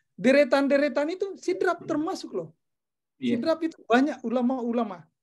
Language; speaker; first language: Indonesian; non-native, local second language; Buginese